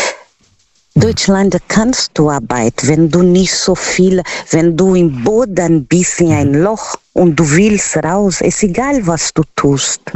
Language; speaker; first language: German; non-native, local second language; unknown